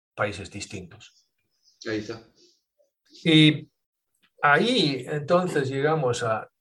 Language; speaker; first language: Spanish; non-native, fluent; Swedish